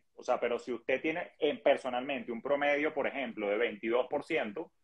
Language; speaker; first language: Spanish; native; Spanish